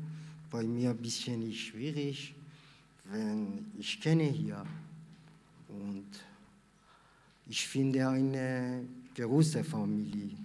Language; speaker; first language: German; non-native, learner; Persian